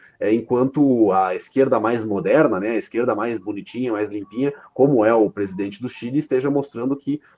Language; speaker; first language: Portuguese; native; Portuguese